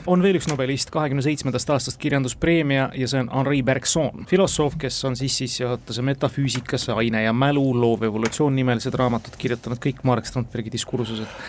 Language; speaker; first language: Estonian; native; Estonian